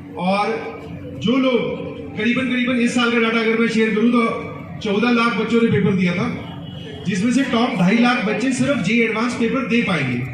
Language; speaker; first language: Hindi; native; Hindi